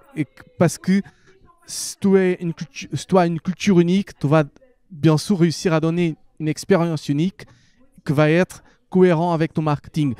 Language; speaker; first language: French; non-native, fluent; Portuguese